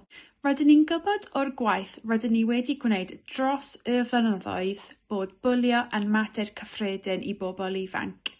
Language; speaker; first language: Welsh; native; Welsh